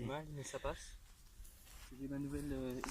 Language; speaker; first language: French; native; French